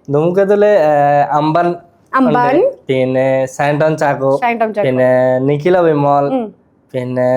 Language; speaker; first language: Malayalam; non-native, local second language; Bangla